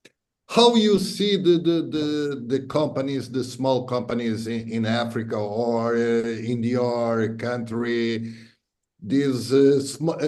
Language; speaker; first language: English; non-native, fluent; Portuguese